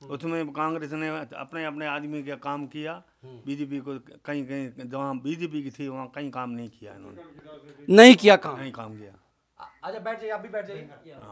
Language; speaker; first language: Hindi; native; Hindi